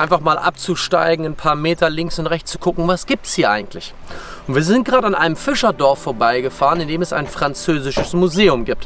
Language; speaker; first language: German; native; German